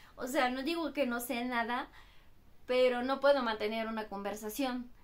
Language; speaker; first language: Spanish; non-native, fluent; Bulgarian